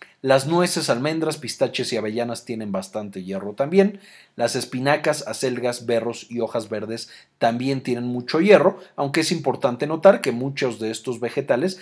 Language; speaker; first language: Spanish; native; Spanish